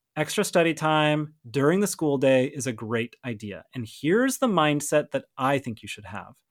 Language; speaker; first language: English; native; English